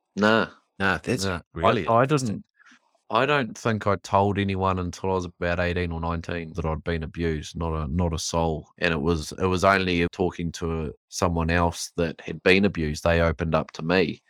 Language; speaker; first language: English; native; English